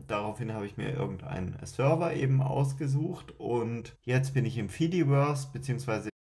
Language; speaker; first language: German; native; German